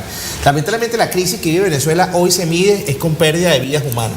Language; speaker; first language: Spanish; native; Spanish